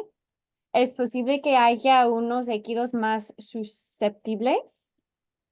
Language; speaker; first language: Spanish; non-native, fluent; English